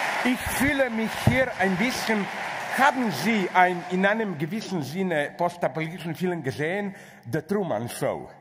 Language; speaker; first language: German; non-native, learner; Slovenian